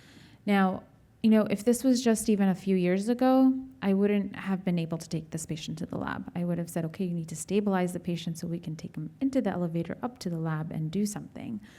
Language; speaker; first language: English; native; English